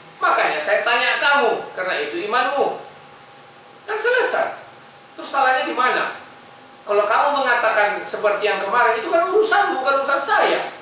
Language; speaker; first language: Indonesian; native; Indonesian